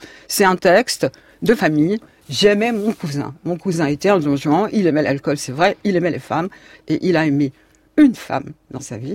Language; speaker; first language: French; native; French